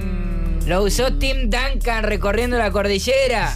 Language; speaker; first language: Spanish; native; Spanish